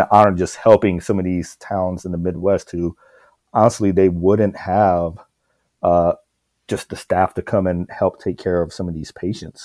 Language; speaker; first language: English; native; English